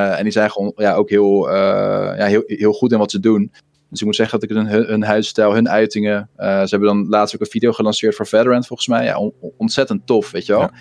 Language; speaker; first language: Dutch; early bilingual, other home language; Russian